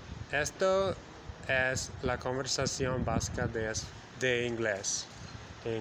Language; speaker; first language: Spanish; non-native, fluent; English